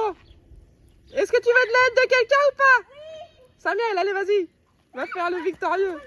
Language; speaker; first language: French; native; French